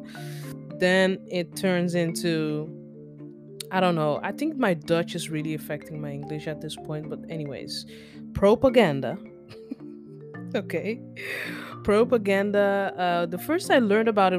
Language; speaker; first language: English; non-native, fluent; Dutch